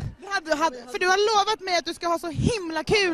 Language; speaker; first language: Swedish; native; Swedish